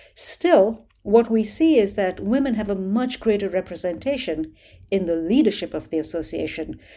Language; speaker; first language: English; non-native, local second language; Hindi